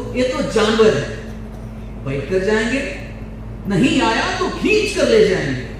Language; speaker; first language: Hindi; non-native, local second language; Marathi